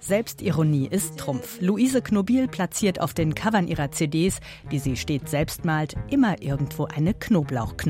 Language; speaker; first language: German; native; German